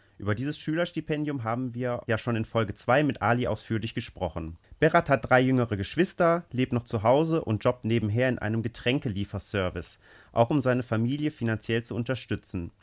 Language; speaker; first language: German; native; German